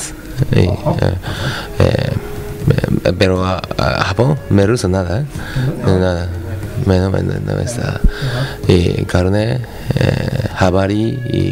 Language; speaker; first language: Spanish; non-native, learner; Japanese